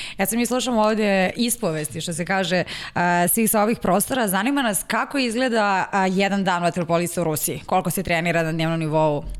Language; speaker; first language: Serbian; native; Serbian